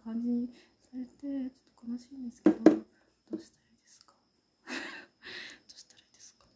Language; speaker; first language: Japanese; native; Japanese